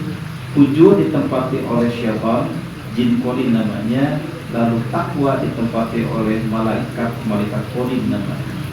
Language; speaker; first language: Indonesian; native; Indonesian